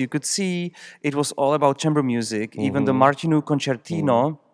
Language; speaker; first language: English; non-native, fluent; Czech